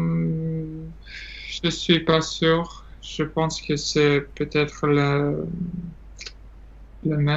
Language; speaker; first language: French; non-native, learner; Latvian